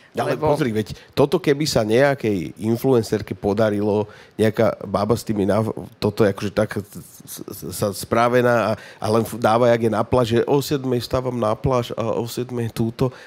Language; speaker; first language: Slovak; native; Slovak